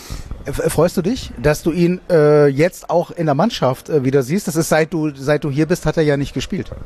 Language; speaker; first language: German; native; German